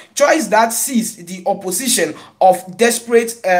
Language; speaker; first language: English; non-native, local second language; Igbo